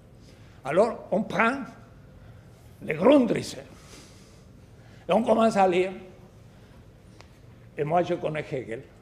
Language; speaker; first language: French; non-native, fluent; Spanish